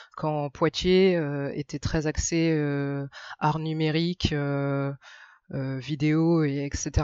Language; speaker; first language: French; native; French